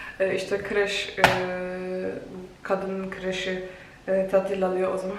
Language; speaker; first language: Turkish; non-native, fluent; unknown